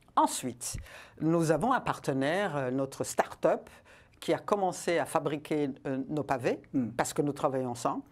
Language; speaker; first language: French; non-native, local second language; Rundi